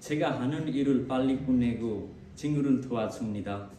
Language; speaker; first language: Korean; non-native, learner; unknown